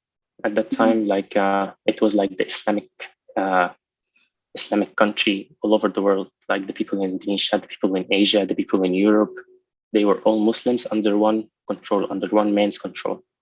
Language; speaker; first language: English; non-native, local second language; Arabic